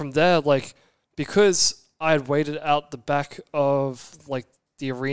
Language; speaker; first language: English; native; English